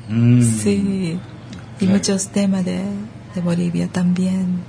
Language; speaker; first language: Spanish; non-native, learner; Japanese